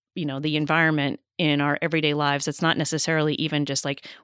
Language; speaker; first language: English; native; English